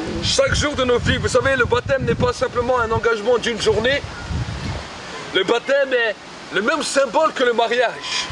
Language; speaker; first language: French; native; French